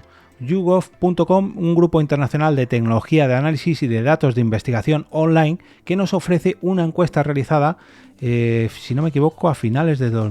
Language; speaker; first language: Spanish; native; Spanish